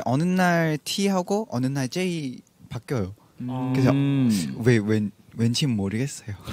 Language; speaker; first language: Korean; non-native, fluent; Vietnamese